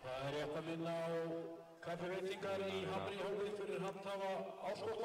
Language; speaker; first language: Icelandic; native; Icelandic